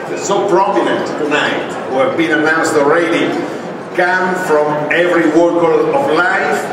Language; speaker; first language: English; non-native, fluent; Italian